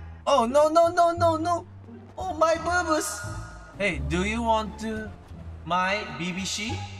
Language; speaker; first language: English; non-native, learner; Japanese